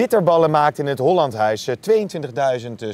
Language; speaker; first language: Dutch; native; Dutch